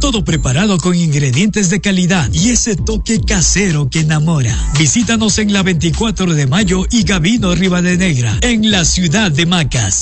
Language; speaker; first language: Spanish; native; Spanish